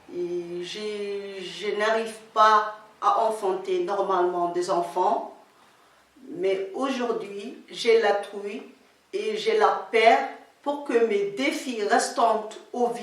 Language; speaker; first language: French; non-native, local second language; Somali